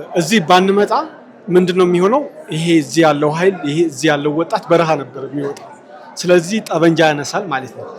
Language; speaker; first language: Amharic; non-native, local second language; Tigrinya